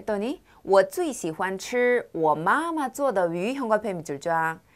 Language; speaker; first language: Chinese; non-native, fluent; Korean